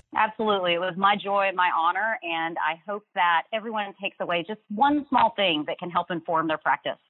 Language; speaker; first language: English; native; English